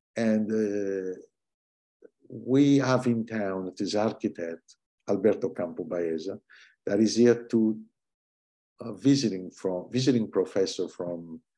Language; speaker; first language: English; non-native, fluent; Italian